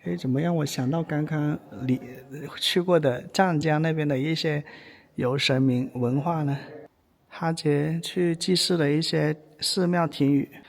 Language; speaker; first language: Chinese; native; Chinese